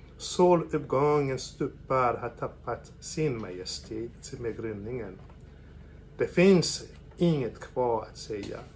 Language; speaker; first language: Swedish; non-native, fluent; French